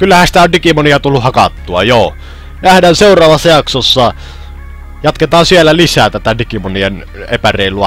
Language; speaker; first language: Finnish; native; Finnish